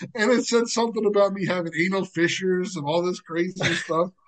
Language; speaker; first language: English; native; English